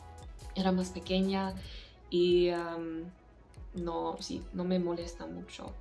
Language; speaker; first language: Spanish; non-native, fluent; English